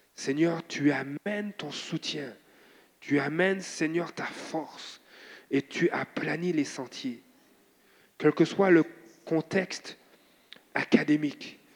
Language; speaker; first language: French; native; French